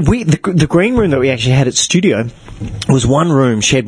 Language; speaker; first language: English; native; English